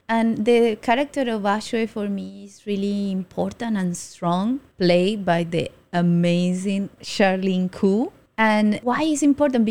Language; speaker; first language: English; non-native, fluent; Spanish